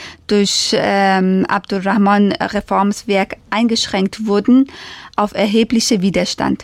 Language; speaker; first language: German; non-native, fluent; Persian